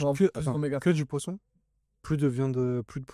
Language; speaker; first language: French; native; French